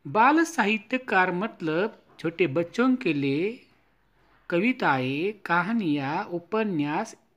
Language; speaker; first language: Hindi; non-native, local second language; Marathi